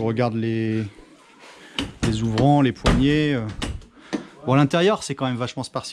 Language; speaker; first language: French; native; French